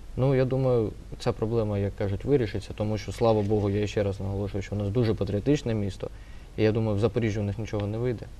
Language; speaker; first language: Ukrainian; non-native, local second language; Russian